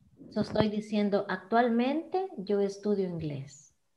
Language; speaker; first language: Spanish; native; Spanish